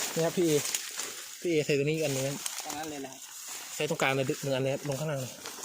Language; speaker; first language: Thai; non-native, local second language; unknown